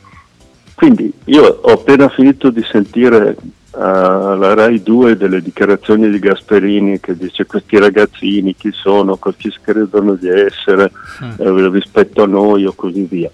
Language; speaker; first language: Italian; native; Italian